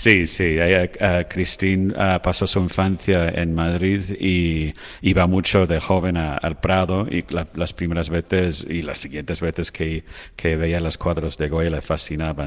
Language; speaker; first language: Spanish; non-native, fluent; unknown